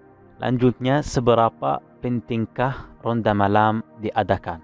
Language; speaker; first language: Indonesian; non-native, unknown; Arabic